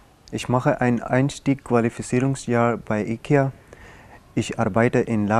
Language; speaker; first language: German; non-native, learner; Urdu